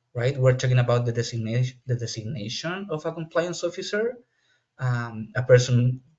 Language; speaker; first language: English; non-native, fluent; Spanish